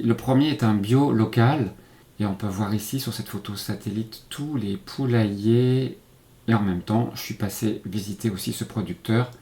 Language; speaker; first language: French; native; French